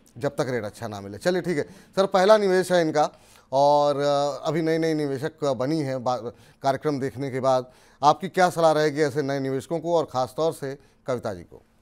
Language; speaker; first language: Hindi; native; Hindi